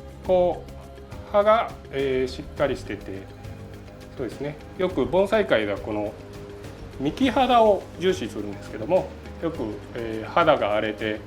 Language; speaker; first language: Japanese; native; Japanese